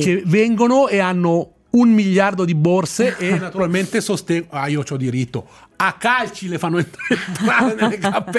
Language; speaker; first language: Italian; native; Italian